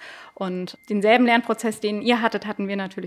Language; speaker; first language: German; native; German